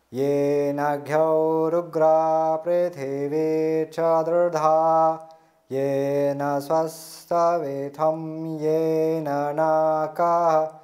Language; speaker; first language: Hindi; early bilingual, heritage; Hindi